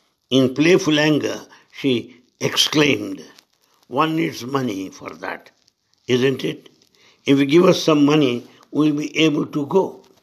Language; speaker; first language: English; non-native, local second language; Telugu